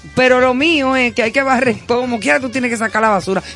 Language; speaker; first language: Spanish; native; Spanish